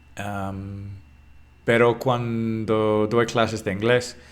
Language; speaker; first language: Spanish; non-native, fluent; English